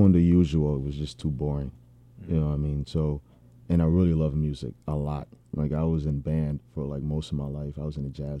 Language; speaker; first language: English; native; English